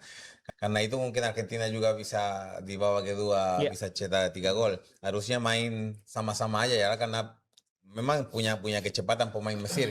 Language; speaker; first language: Indonesian; non-native, fluent; Spanish